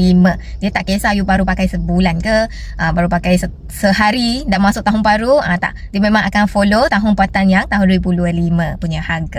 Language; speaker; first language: Malay; native; Malay